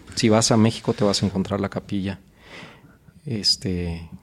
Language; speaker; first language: Spanish; native; Spanish